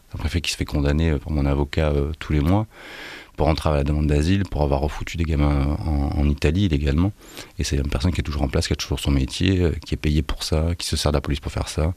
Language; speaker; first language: French; native; French